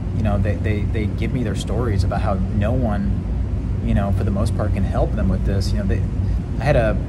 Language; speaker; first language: English; native; English